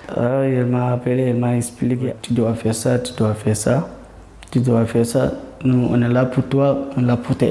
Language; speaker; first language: French; non-native, learner; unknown